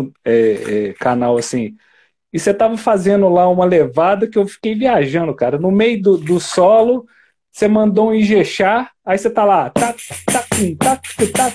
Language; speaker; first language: Portuguese; native; Portuguese